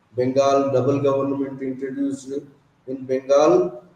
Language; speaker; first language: English; non-native, local second language; Telugu